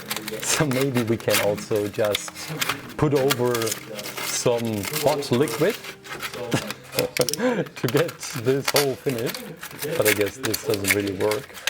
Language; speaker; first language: English; non-native, fluent; German